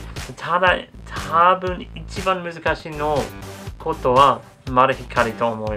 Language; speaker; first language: Japanese; non-native, learner; English